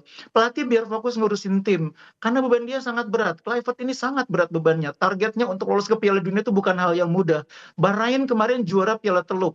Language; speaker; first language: Indonesian; native; Indonesian